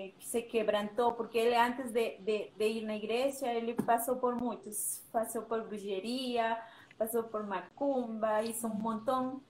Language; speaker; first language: Portuguese; non-native, learner; Spanish